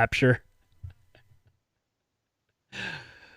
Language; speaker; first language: English; native; English